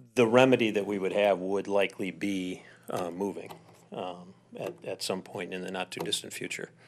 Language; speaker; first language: English; native; English